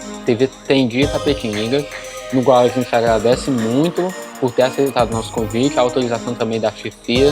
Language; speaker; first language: Portuguese; native; Portuguese